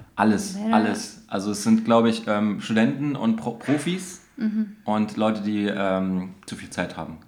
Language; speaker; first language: German; native; German